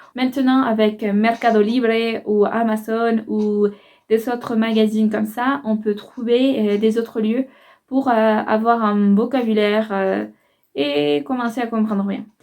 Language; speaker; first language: French; non-native, fluent; Spanish